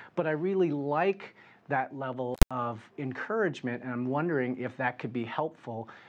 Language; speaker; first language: English; native; English